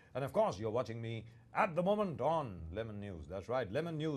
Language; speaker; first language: English; non-native, local second language; Hindi